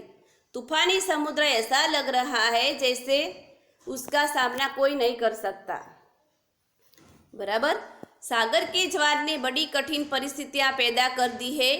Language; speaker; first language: Hindi; non-native, local second language; Gujarati